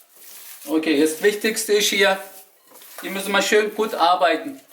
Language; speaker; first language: German; non-native, learner; Turkish